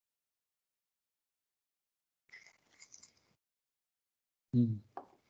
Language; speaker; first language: English; non-native, local second language; Hindi